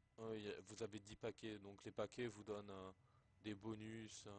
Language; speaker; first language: French; native; French